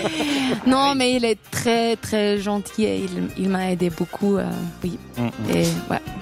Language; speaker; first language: French; non-native, local second language; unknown